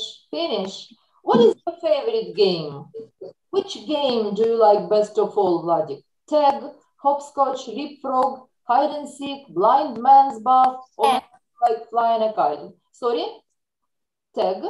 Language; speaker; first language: English; non-native, fluent; Ukrainian